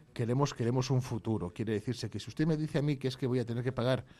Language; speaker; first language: Spanish; native; Spanish